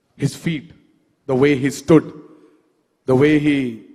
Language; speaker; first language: English; non-native, local second language; Telugu